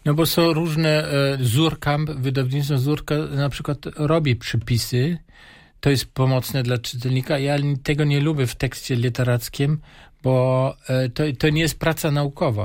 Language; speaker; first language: Polish; non-native, fluent; German